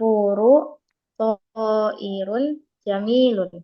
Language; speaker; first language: Arabic; non-native, learner; Indonesian